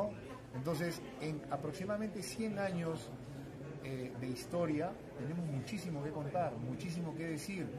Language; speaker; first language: Spanish; native; Spanish